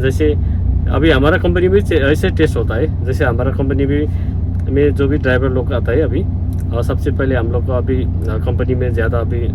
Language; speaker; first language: Hindi; non-native, learner; Nepali